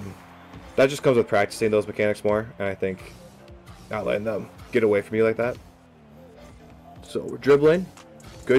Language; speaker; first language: English; native; English